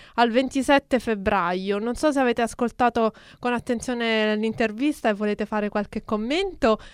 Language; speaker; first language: Italian; native; Italian